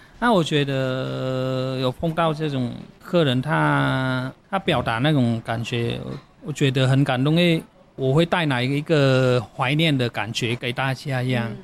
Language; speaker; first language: Chinese; non-native, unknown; Vietnamese